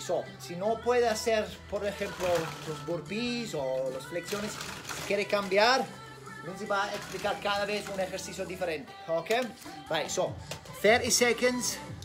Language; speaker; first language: Spanish; non-native, learner; English